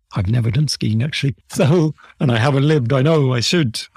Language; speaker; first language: English; native; English